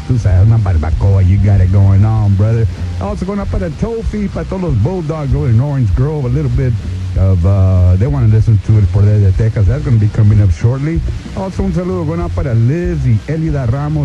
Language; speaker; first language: English; early bilingual, other home language; Spanish